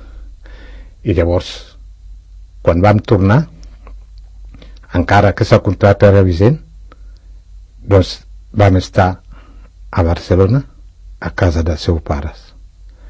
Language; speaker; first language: Catalan; non-native, fluent; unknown